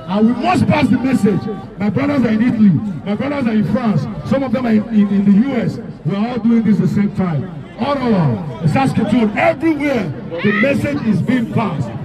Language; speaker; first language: English; non-native, local second language; Bini